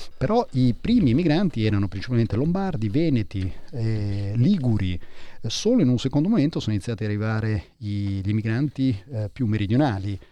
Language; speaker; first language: Italian; early bilingual, heritage; Italian